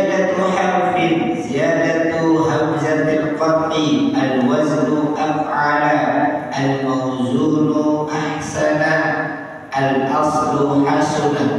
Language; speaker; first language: Arabic; non-native, fluent; Indonesian